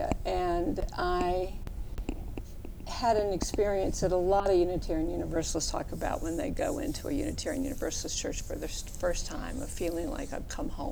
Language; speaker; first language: English; native; English